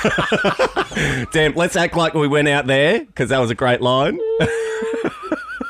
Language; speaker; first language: English; native; English